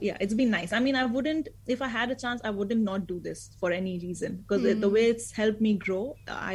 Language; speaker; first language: English; non-native, local second language; Hindi